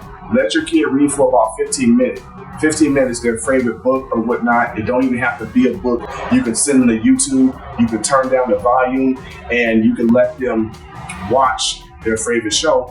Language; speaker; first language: English; native; English